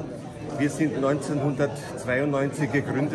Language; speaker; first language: German; non-native, fluent; Bosnian